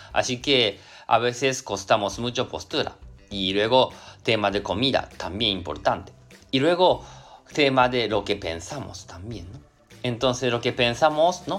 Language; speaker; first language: Spanish; non-native, learner; Japanese